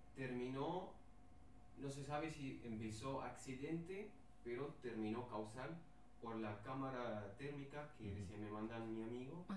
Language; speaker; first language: Spanish; non-native, learner; Arabic